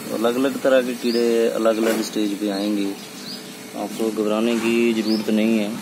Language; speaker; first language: Hindi; native; Hindi